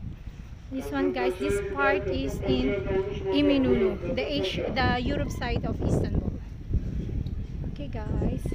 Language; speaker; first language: English; non-native, local second language; Filipino